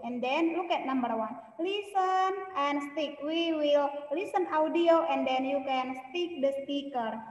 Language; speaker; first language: English; non-native, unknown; Indonesian